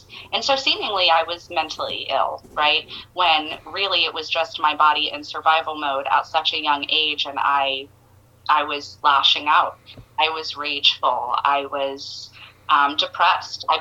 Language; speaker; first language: English; native; English